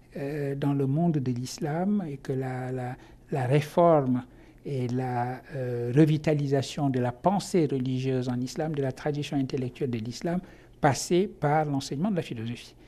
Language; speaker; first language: French; non-native, local second language; Wolof